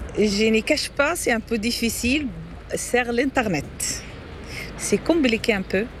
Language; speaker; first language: French; non-native, learner; Arabic